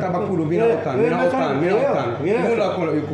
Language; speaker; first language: Finnish; non-native, learner; Turkish